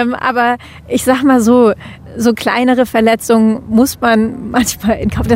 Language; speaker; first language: German; native; German